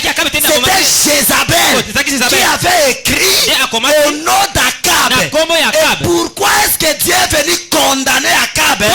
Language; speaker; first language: Haitian Creole; non-native, local second language; Lingala